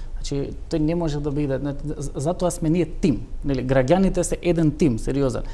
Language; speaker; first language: Macedonian; non-native, local second language; Turkish